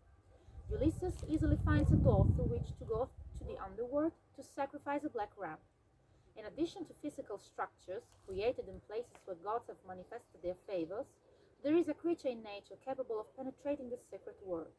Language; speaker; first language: English; non-native, fluent; Italian